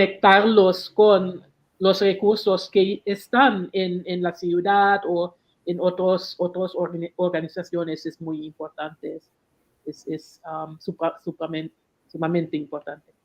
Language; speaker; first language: Spanish; non-native, learner; English